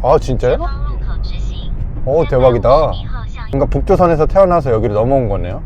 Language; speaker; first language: Korean; native; Korean